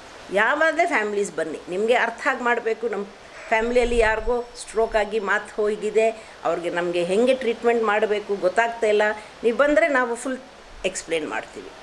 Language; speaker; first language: Kannada; non-native, local second language; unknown